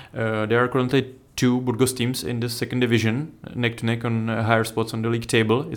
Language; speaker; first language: English; non-native, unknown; Czech